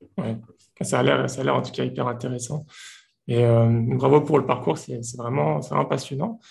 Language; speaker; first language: French; native; French